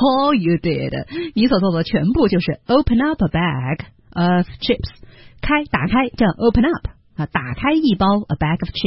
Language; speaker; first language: Chinese; native; Chinese